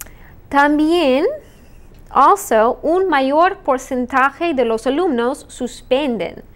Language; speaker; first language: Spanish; non-native, fluent; English